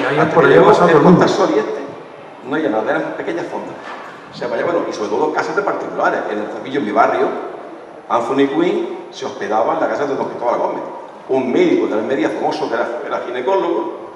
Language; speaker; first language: Spanish; native; Spanish